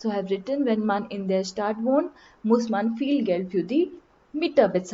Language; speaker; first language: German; non-native, learner; Marathi